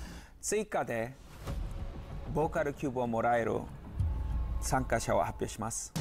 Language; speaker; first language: Japanese; non-native, learner; Korean